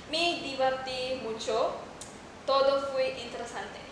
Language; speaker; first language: Spanish; non-native, learner; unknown